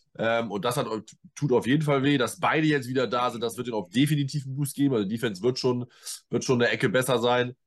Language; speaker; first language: German; native; German